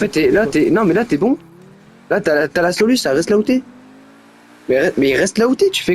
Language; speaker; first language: French; native; French